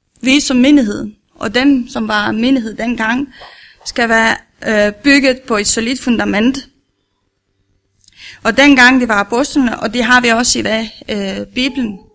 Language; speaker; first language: Danish; non-native, learner; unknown